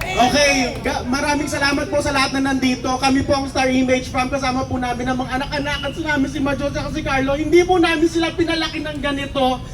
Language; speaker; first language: Filipino; native; Filipino